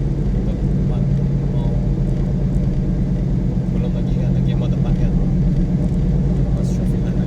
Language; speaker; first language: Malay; non-native, local second language; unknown